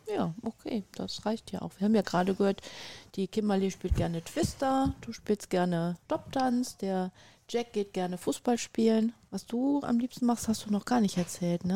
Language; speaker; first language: German; native; German